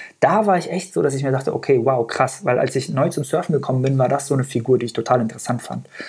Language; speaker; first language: German; early bilingual, other home language; Persian